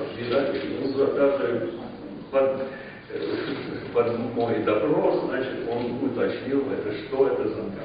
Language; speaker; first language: Russian; non-native, fluent; English